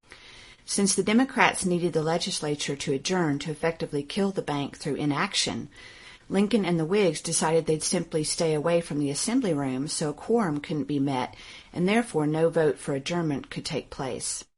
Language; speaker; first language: English; native; English